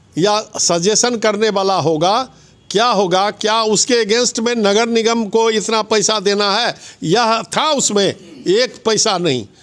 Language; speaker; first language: Hindi; native; Hindi